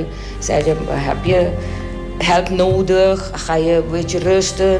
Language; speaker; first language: Dutch; non-native, local second language; Papiamento